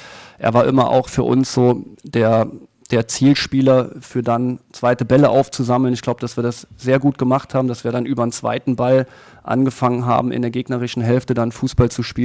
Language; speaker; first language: German; native; German